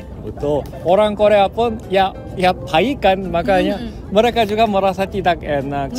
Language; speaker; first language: Indonesian; non-native, fluent; Korean